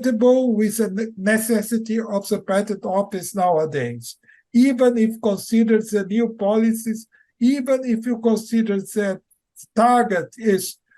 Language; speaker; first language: English; non-native, fluent; Portuguese